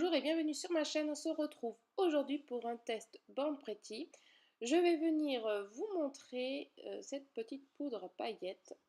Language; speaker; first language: French; native; French